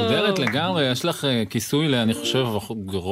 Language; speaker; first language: Hebrew; native; Hebrew